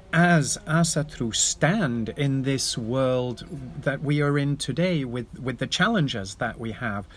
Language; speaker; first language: English; native; English